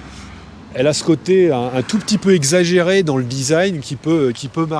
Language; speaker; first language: French; native; French